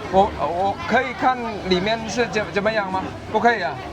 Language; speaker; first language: Chinese; non-native, learner; Indonesian